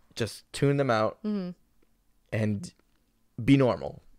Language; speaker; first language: English; native; English